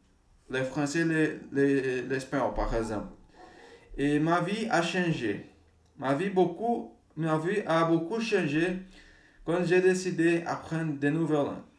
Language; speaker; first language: French; non-native, learner; Portuguese